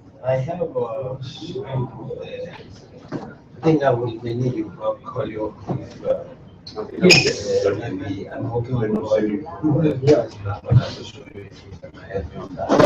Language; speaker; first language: English; non-native, learner; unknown